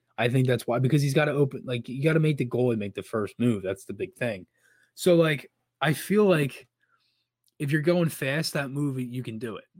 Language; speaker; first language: English; native; English